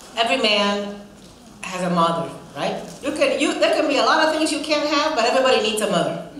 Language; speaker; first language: English; non-native, fluent; Spanish